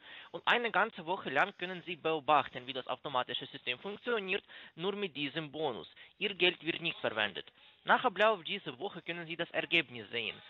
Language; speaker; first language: German; non-native, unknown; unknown